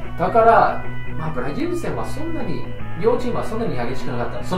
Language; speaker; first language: Japanese; non-native, fluent; English